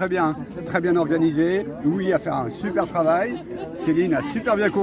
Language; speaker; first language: French; native; French